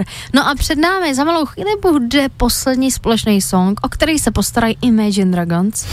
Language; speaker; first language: Czech; native; Czech